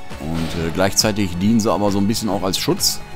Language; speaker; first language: German; native; German